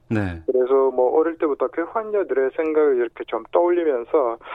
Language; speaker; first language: Korean; non-native, fluent; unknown